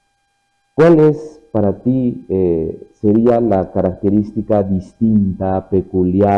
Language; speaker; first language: Spanish; native; Spanish